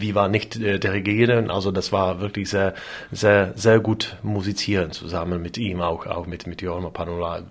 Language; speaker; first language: German; non-native, learner; Czech